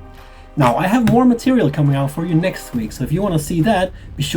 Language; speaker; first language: English; non-native, fluent; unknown